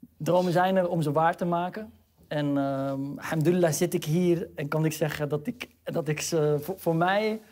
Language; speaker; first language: Dutch; early bilingual, other home language; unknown